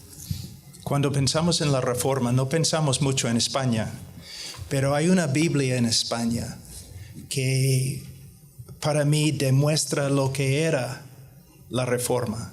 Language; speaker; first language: Spanish; non-native, fluent; English